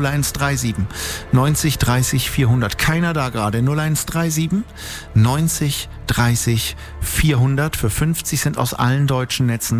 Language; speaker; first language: German; native; German